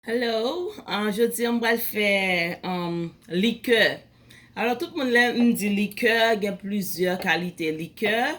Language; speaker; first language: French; non-native, learner; Haitian Creole